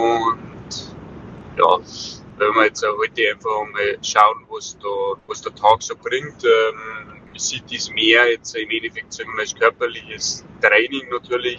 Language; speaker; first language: German; native; German